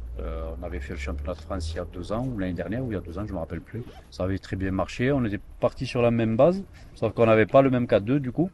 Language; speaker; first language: French; native; French